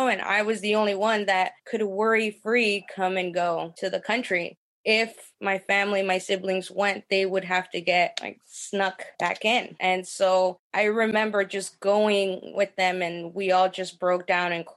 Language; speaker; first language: English; early bilingual, other home language; Spanish